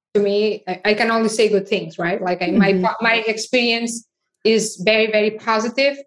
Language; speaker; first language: English; non-native, fluent; Catalan